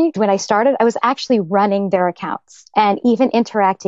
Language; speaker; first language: English; native; English